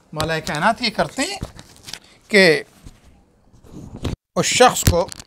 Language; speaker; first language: Urdu; native; Urdu